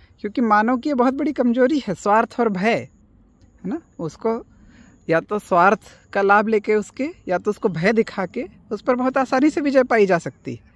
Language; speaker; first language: Hindi; native; Hindi